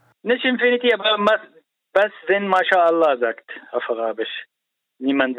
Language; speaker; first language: German; non-native, learner; Arabic